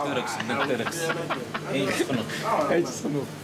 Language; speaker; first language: Dutch; early bilingual, other home language; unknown